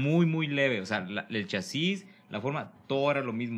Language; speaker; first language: Spanish; native; Spanish